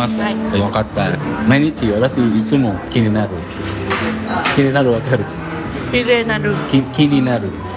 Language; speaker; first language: Japanese; non-native, learner; Indonesian